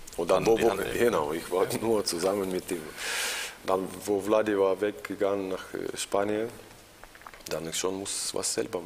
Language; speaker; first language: German; non-native, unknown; Russian